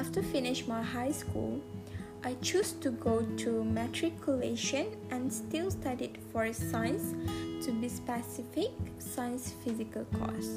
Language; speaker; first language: English; non-native, local second language; Pattani Malay